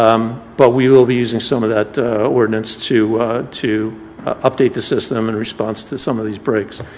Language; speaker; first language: English; native; English